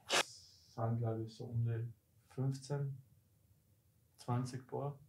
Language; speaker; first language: German; native; German